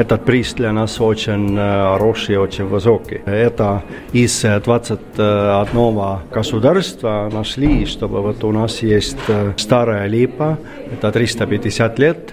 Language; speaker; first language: Russian; non-native, learner; Estonian